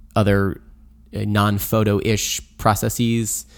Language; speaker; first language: English; native; English